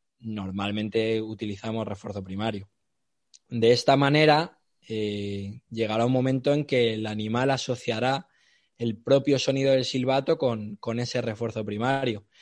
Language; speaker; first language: Spanish; native; Spanish